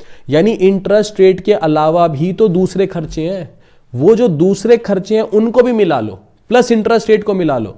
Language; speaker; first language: Hindi; native; Hindi